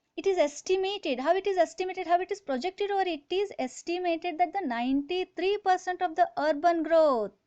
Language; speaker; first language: English; non-native, local second language; Kannada